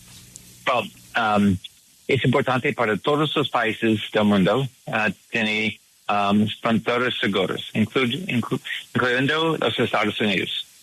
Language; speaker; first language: Spanish; non-native, learner; English